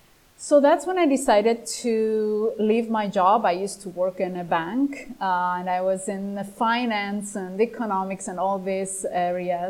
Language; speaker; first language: English; non-native, fluent; Greek